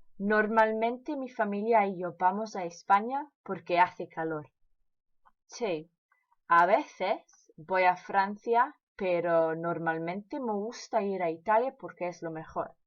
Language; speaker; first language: Spanish; non-native, fluent; English